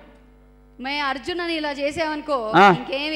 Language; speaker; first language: Telugu; native; Telugu